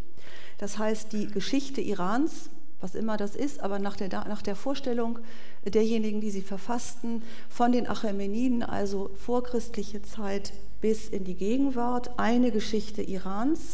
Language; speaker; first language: German; native; German